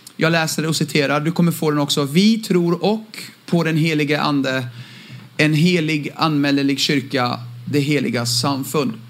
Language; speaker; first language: Swedish; early bilingual, other home language; Aramaic